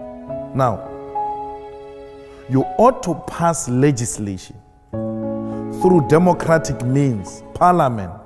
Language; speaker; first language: English; non-native, local second language; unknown